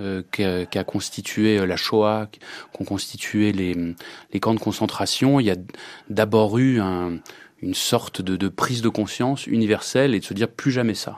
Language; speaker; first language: French; native; French